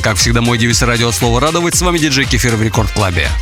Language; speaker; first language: Russian; native; Russian